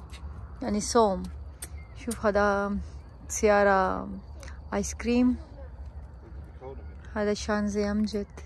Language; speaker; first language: Arabic; non-native, learner; Urdu